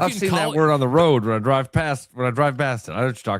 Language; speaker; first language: English; native; English